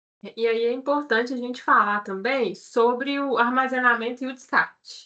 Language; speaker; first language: Portuguese; native; Portuguese